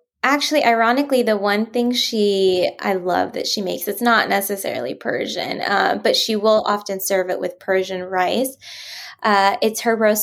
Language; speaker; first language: English; native; English